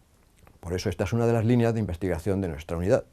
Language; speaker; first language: Spanish; native; Spanish